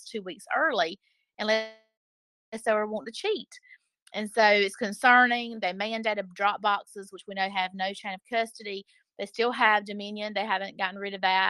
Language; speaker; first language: English; native; English